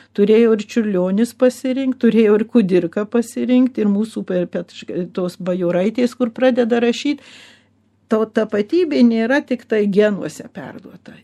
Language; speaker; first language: Lithuanian; early bilingual, heritage; Lithuanian